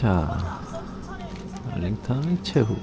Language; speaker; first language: Korean; native; Korean